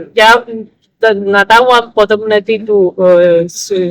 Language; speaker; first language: Polish; non-native, fluent; Spanish